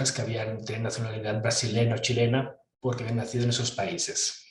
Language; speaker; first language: Spanish; native; Spanish